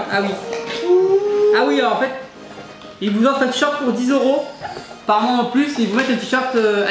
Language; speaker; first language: French; native; French